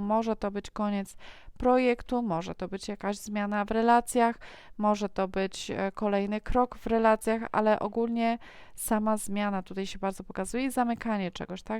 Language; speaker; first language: Polish; native; Polish